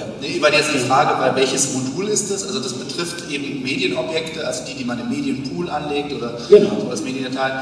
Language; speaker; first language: German; native; German